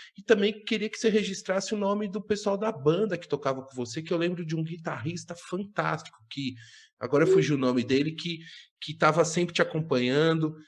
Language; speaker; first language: Portuguese; native; Portuguese